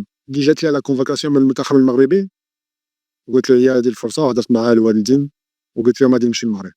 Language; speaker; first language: Arabic; early bilingual, heritage; Arabic